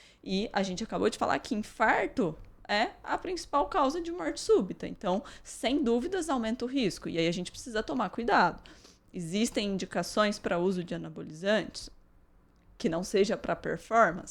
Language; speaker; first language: Portuguese; native; Portuguese